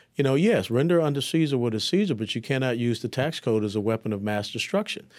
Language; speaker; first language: English; native; English